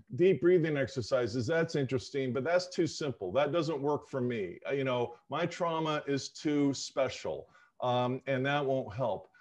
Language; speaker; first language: English; native; English